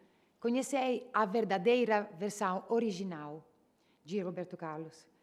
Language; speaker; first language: Portuguese; non-native, fluent; Italian